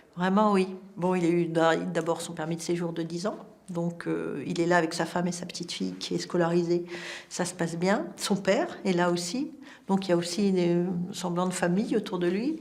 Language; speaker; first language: French; native; French